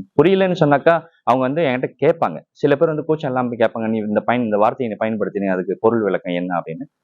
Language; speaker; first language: Tamil; non-native, local second language; Chinese